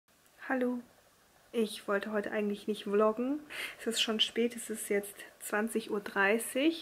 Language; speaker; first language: German; native; German